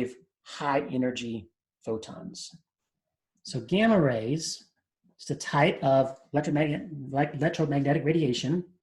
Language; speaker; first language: English; native; English